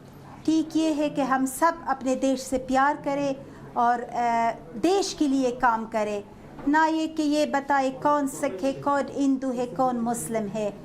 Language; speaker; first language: Hindi; non-native, fluent; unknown